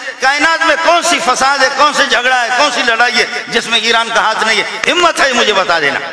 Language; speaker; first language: Urdu; non-native, local second language; Baluchi